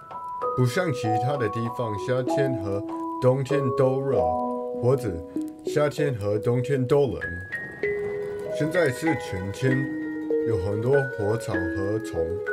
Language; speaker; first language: Chinese; non-native, learner; English